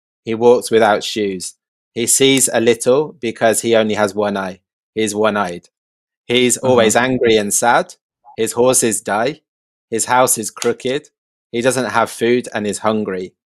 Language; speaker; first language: English; early bilingual, other home language; Albanian